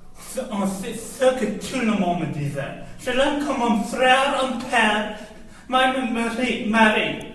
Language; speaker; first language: French; non-native, learner; English